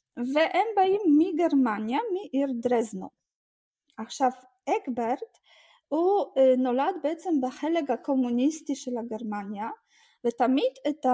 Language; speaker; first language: Hebrew; non-native, fluent; Russian